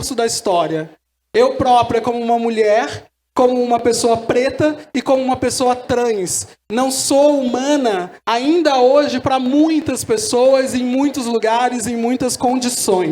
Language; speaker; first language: Portuguese; native; Portuguese